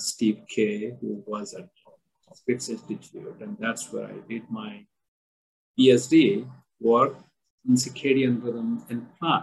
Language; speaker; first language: English; non-native, local second language; Odia